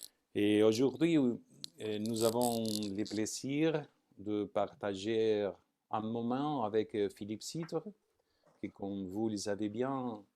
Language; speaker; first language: French; non-native, fluent; Spanish